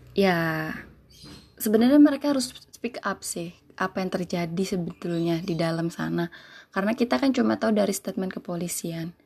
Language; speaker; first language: Indonesian; non-native, local second language; Sundanese